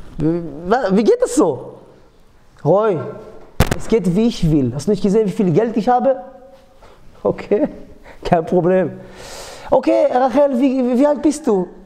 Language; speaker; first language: German; early bilingual, other home language; Georgian